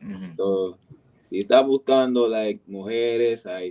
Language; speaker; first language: Spanish; non-native, learner; English